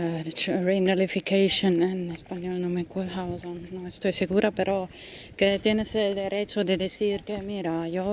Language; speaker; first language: Spanish; non-native, fluent; German